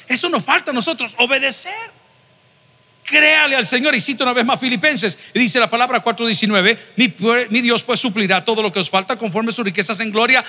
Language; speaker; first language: Spanish; native; Spanish